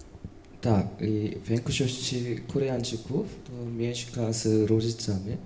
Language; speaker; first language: Polish; non-native, learner; Korean